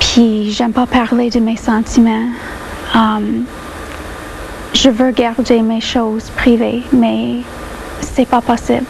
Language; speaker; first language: French; non-native, local second language; English